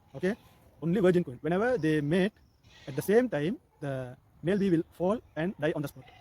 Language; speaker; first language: English; non-native, local second language; Tamil